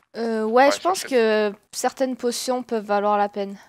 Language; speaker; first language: French; native; French